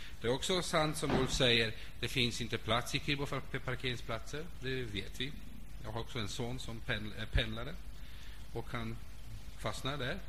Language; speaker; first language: Swedish; non-native, fluent; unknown